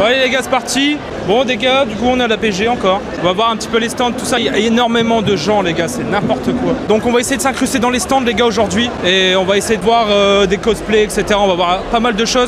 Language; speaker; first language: French; native; French